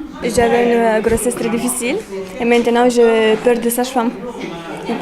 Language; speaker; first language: French; non-native, learner; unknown